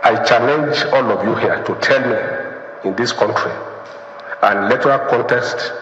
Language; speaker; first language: English; non-native, local second language; Yoruba